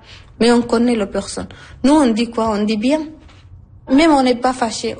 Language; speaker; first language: French; non-native, learner; Arabic